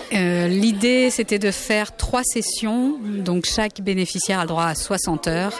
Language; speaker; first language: French; native; French